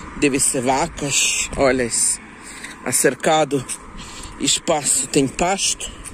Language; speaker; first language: Portuguese; non-native, fluent; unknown